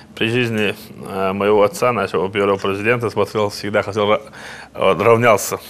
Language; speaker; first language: Russian; non-native, local second language; Chechen